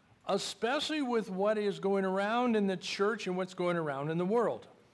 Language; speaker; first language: English; native; English